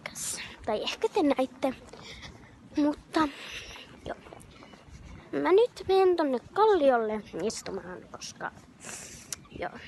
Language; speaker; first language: Finnish; native; Finnish